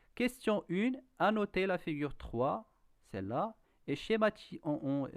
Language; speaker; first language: French; non-native, local second language; Arabic